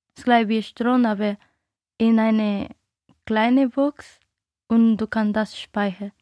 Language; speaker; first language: German; non-native, learner; Spanish